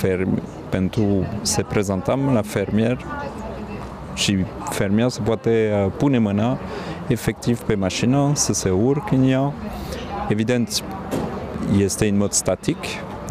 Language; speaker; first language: Romanian; non-native, fluent; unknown